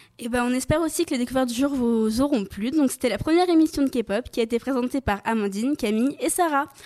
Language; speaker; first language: French; native; French